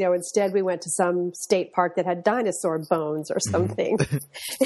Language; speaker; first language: English; native; English